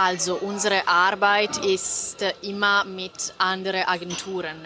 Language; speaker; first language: German; non-native, fluent; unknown